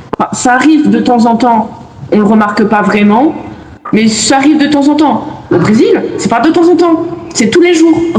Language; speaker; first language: French; native; French